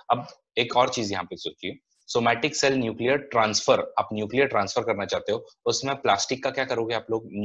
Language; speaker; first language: Hindi; non-native, local second language; Marathi